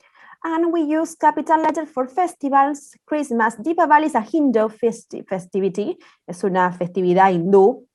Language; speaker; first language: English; non-native, fluent; Spanish